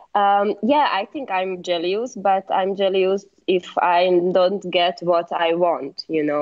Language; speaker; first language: English; non-native, learner; Hungarian